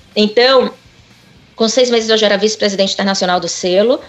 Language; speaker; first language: Portuguese; native; Portuguese